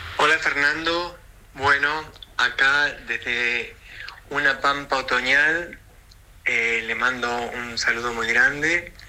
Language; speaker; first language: Spanish; native; Spanish